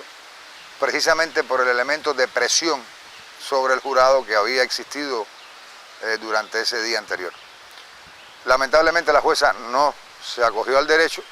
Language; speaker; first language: Spanish; native; Spanish